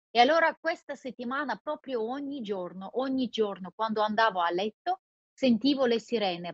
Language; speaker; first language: Italian; non-native, fluent; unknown